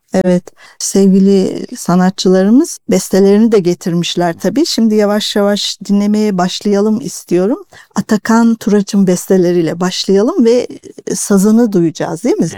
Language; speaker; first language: Turkish; native; Turkish